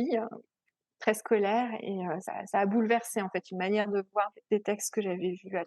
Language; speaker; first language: French; native; French